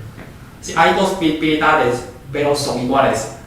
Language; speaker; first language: Spanish; non-native, fluent; Chinese